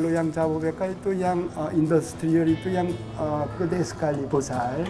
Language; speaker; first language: Indonesian; non-native, learner; Korean